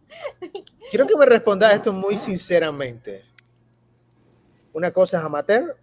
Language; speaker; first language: Spanish; native; Spanish